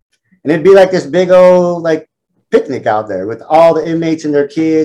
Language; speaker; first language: English; native; English